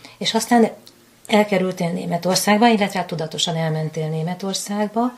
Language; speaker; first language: Hungarian; native; Hungarian